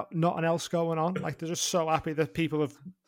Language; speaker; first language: English; native; English